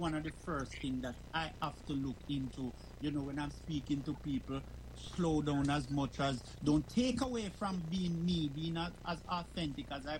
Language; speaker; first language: English; non-native, local second language; Jamaican Creole English